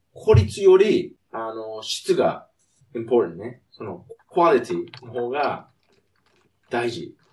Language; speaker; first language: Japanese; non-native, fluent; English